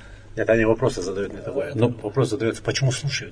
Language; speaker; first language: Russian; non-native, local second language; Chechen